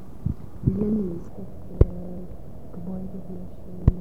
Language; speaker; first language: German; non-native, learner; Dutch